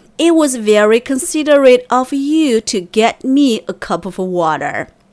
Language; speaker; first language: English; non-native, fluent; Chinese